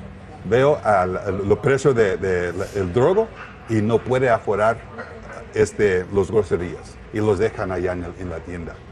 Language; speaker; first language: Spanish; non-native, learner; English